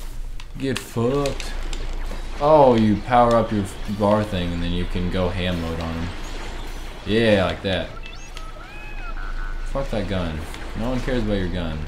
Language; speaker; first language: English; native; English